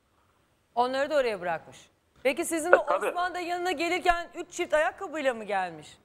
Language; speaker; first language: Turkish; native; Turkish